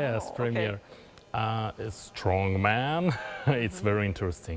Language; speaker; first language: English; non-native, learner; Kazakh